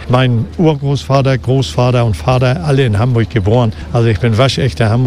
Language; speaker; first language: German; native; German